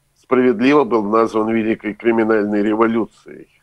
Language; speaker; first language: Russian; native; Russian